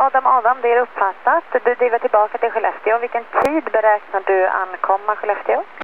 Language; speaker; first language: Swedish; native; Swedish